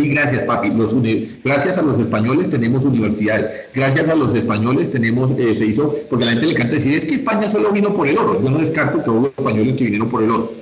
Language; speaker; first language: Spanish; native; Spanish